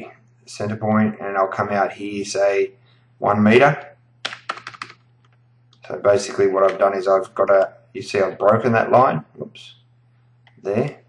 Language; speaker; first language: English; native; English